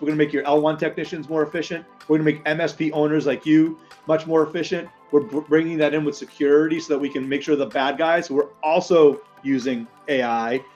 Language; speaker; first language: English; native; English